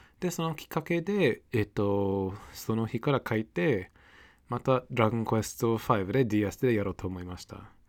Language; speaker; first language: Japanese; non-native, fluent; English